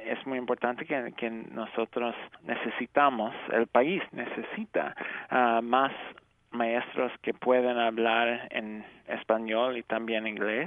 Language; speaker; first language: Spanish; early bilingual, heritage; English